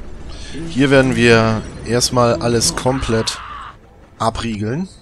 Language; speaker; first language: German; native; German